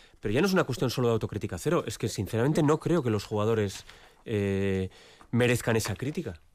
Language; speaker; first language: Spanish; native; Spanish